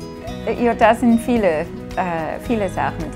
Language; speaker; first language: German; non-native, fluent; English